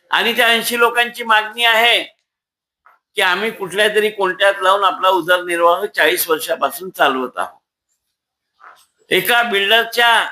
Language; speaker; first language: Marathi; native; Marathi